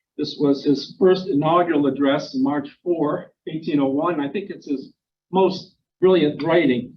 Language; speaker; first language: English; non-native, fluent; Ukrainian